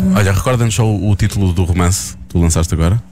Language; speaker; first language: Portuguese; native; Portuguese